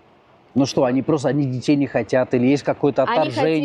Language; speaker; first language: Russian; native; Russian